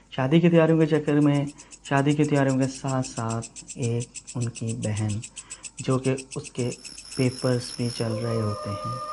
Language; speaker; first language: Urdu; non-native, local second language; Punjabi